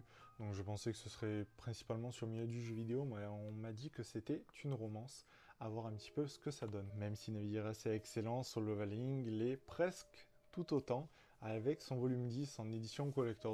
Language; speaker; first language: French; native; French